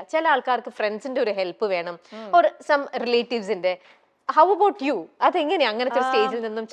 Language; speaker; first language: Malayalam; native; Malayalam